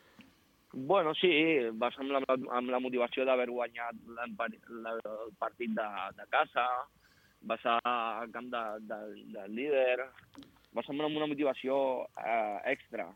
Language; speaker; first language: Catalan; non-native, local second language; Spanish